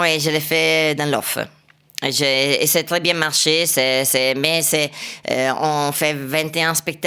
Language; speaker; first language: French; non-native, fluent; Italian